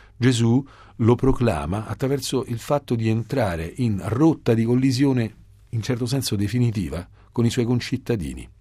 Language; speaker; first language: Italian; native; Italian